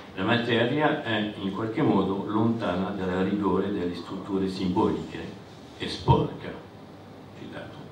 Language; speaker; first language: Italian; non-native, fluent; French